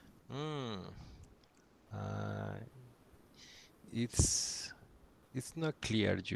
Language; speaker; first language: English; non-native, learner; Spanish